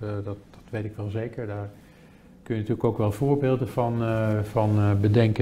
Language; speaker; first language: Dutch; native; Dutch